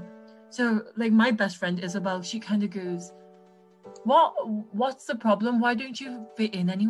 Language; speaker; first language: English; native; English